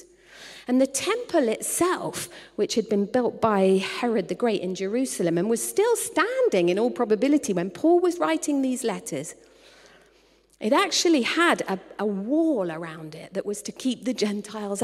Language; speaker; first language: English; native; English